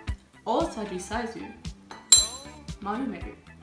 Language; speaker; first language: Japanese; non-native, learner; English